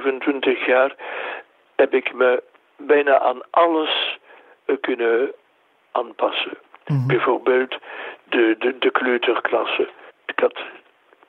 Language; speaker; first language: Dutch; non-native, local second language; French